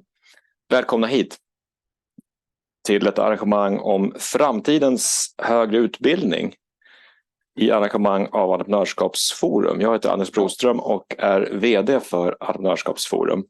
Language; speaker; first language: Swedish; native; Swedish